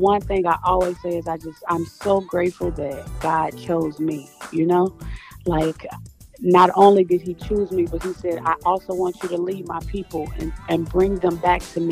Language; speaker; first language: English; native; English